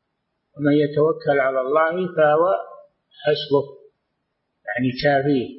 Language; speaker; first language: Arabic; native; Arabic